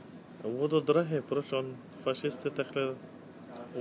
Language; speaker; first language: Czech; non-native, learner; Turkish